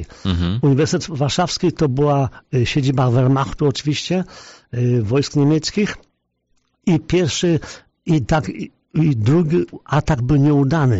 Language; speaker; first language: Polish; native; Polish